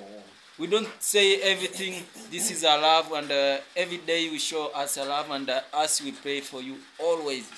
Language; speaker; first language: English; non-native, learner; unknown